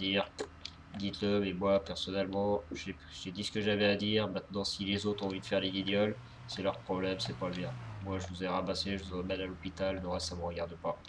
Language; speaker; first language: French; native; French